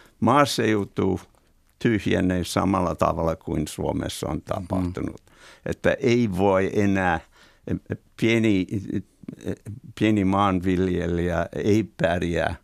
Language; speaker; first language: Finnish; non-native, fluent; English